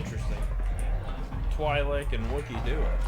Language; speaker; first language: English; native; English